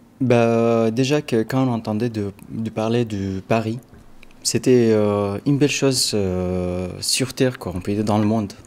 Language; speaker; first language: French; non-native, fluent; Arabic